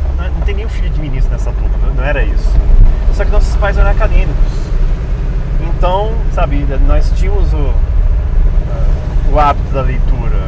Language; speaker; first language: Portuguese; early bilingual, other home language; English